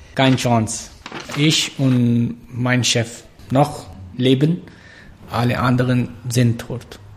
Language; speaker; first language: German; non-native, learner; Pashto